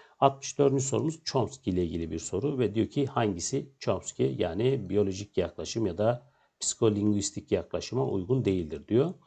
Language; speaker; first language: Turkish; native; Turkish